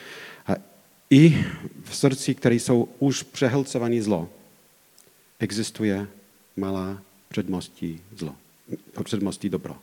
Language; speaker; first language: Czech; non-native, fluent; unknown